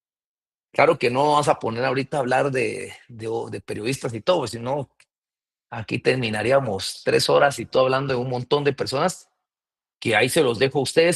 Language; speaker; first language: Spanish; native; Spanish